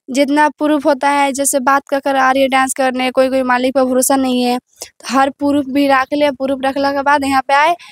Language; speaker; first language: Hindi; native; Hindi